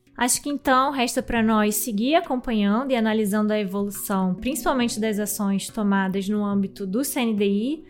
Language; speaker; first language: Portuguese; native; Portuguese